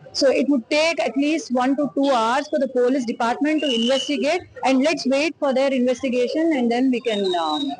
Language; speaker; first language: English; non-native, local second language; Telugu